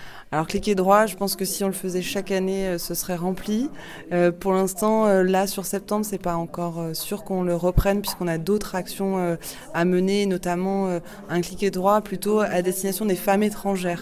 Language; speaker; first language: French; native; French